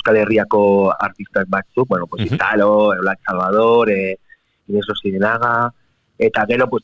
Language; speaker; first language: Basque; non-native, local second language; Spanish